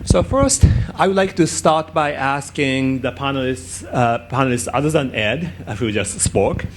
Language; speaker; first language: English; non-native, fluent; Japanese